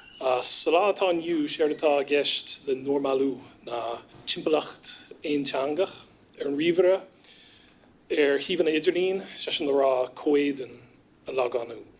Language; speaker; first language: Irish; non-native, fluent; English